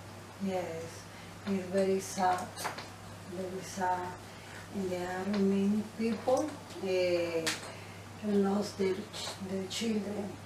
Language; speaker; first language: English; non-native, learner; Spanish